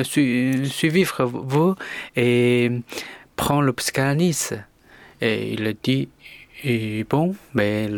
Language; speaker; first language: French; non-native, learner; Chinese